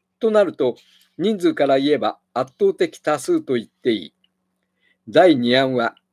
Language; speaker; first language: Japanese; native; Japanese